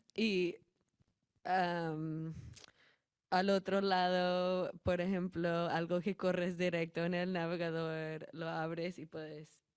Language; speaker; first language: Spanish; non-native, fluent; English